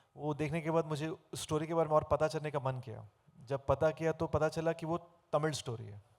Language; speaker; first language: Hindi; non-native, fluent; Telugu